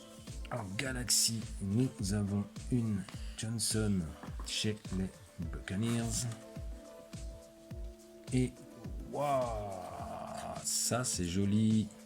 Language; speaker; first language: French; native; French